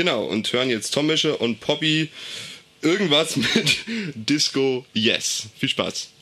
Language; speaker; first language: German; native; German